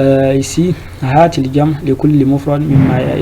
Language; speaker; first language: Arabic; non-native, fluent; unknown